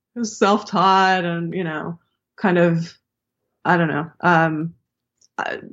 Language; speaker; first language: English; early bilingual, other home language; Hebrew